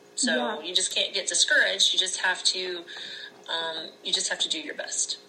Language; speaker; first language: English; native; English